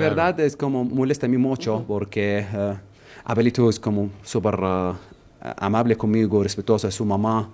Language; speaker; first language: Spanish; non-native, learner; Arabic